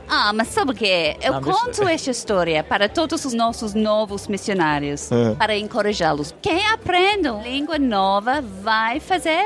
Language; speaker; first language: Portuguese; non-native, fluent; English